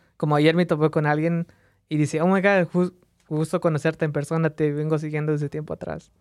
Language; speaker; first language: Spanish; early bilingual, heritage; Spanish